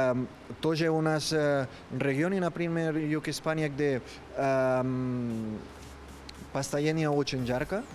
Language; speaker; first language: Russian; non-native, learner; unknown